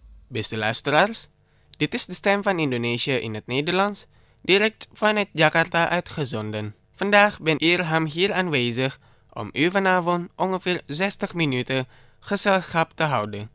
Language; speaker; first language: Dutch; non-native, fluent; Indonesian